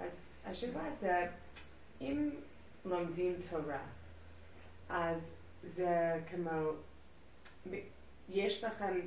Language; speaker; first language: Hebrew; non-native, learner; English